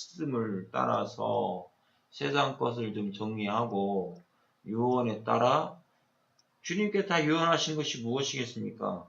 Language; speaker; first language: Korean; native; Korean